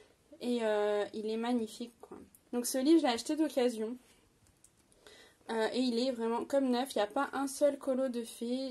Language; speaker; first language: French; native; French